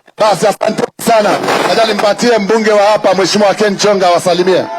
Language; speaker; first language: Swahili; native; Swahili